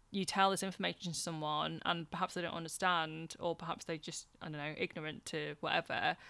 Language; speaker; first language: English; native; English